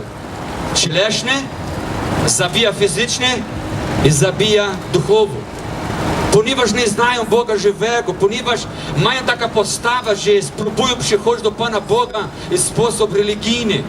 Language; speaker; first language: Polish; non-native, fluent; Portuguese